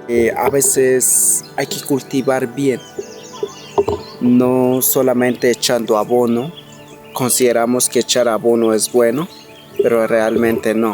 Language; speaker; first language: Spanish; non-native, local second language; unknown